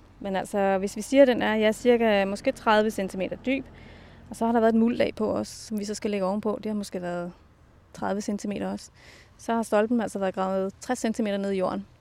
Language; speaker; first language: Danish; native; Danish